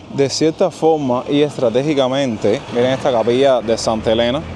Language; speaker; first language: Spanish; native; Spanish